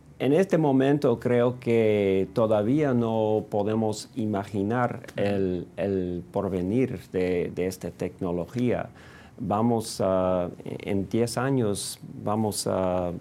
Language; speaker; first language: Spanish; non-native, fluent; English